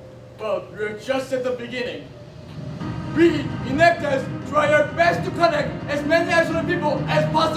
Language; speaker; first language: English; non-native, learner; Korean